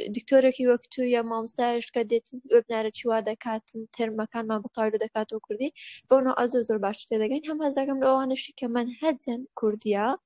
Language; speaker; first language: Central Kurdish; non-native, local second language; Kurdish